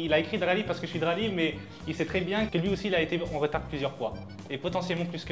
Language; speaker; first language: French; native; French